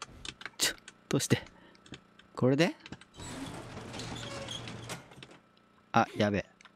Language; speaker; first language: Japanese; native; Japanese